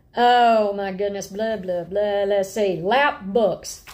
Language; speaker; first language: English; native; English